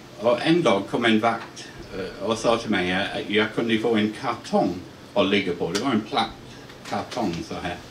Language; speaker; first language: Swedish; non-native, fluent; English